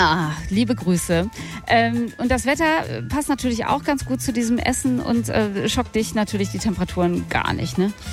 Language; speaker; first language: German; native; German